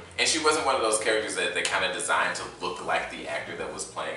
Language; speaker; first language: English; native; English